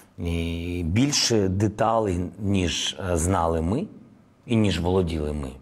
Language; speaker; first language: Ukrainian; non-native, local second language; Russian